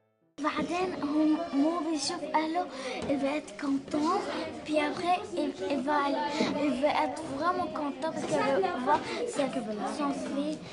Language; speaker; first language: French; non-native, learner; Arabic